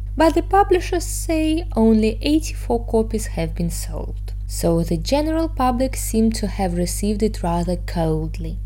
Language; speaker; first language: English; non-native, fluent; Russian